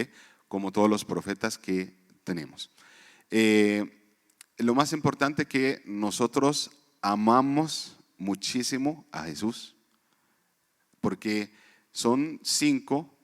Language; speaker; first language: Spanish; non-native, fluent; Arabic